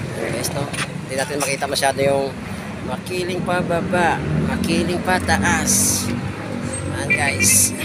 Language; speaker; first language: Filipino; non-native, local second language; Hiligaynon